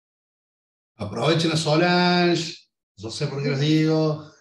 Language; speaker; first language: Spanish; native; Spanish